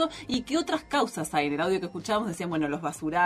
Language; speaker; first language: Spanish; native; Spanish